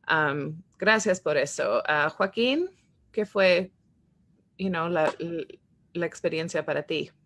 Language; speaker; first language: Spanish; non-native, fluent; English